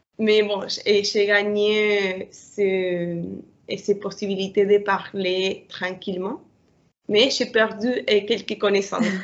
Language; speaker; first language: French; non-native, learner; Spanish